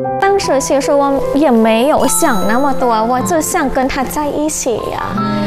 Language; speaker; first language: Chinese; non-native, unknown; Thai